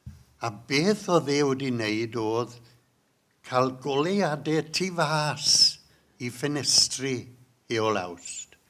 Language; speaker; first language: Welsh; native; Welsh